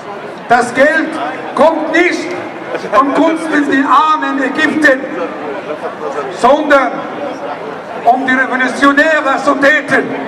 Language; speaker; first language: German; non-native, learner; Arabic